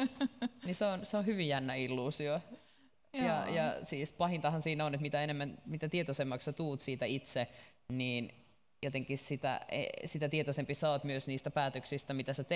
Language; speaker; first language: Finnish; native; Finnish